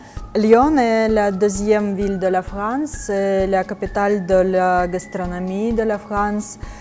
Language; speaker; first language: French; non-native, fluent; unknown